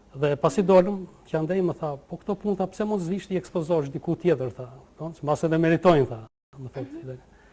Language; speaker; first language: Albanian; native; Albanian